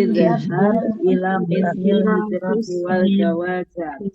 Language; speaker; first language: Arabic; non-native, learner; Indonesian